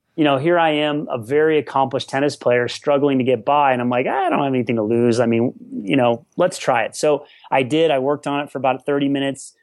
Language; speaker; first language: English; native; English